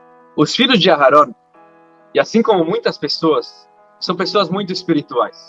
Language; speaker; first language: Portuguese; native; Portuguese